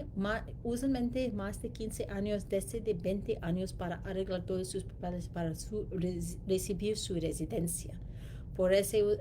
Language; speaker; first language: Spanish; non-native, learner; English